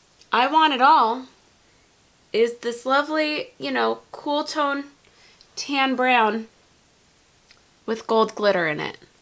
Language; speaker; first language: English; native; English